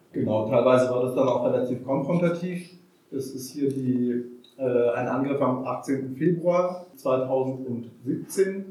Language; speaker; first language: German; native; German